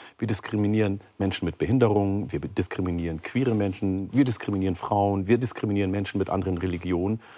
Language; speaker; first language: German; early bilingual, other home language; Oromo